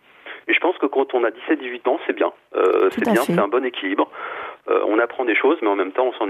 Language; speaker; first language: French; native; French